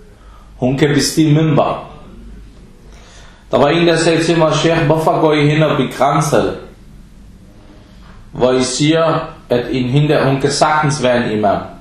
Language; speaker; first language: Danish; early bilingual, other home language; Arabic